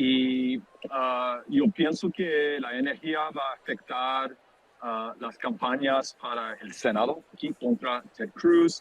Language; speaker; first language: Spanish; non-native, fluent; English